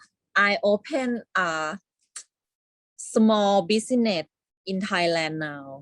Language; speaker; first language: English; non-native, learner; Thai